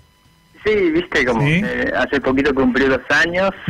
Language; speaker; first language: Spanish; non-native, fluent; Japanese